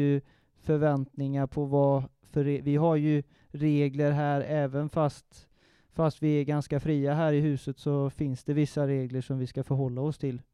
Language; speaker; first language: Swedish; native; Swedish